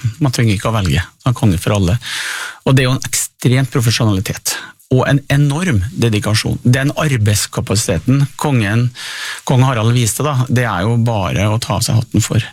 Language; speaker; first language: Norwegian; native; Norwegian